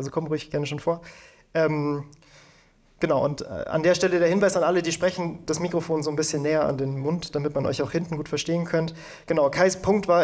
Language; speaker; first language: German; native; German